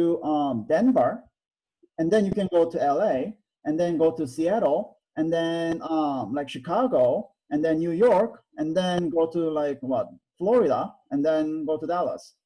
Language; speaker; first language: English; non-native, fluent; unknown